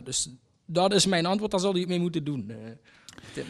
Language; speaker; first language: Dutch; native; Dutch